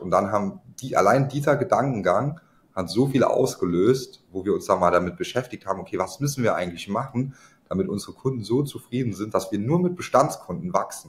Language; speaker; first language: German; native; German